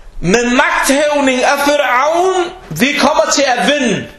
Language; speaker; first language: Danish; non-native, fluent; Arabic